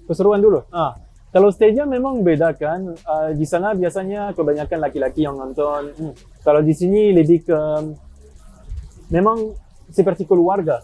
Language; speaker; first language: Indonesian; non-native, fluent; French